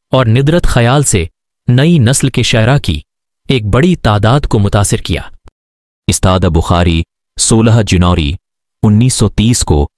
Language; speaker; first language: Urdu; non-native, local second language; Sindhi